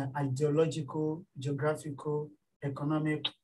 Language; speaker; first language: English; non-native, local second language; Yoruba